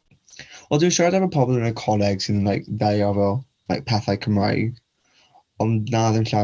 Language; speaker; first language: Welsh; non-native, local second language; English